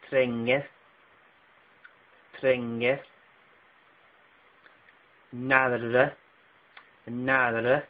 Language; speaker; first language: Swedish; non-native, learner; English